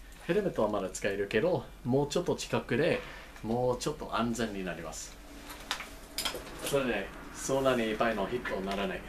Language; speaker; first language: Japanese; non-native, learner; English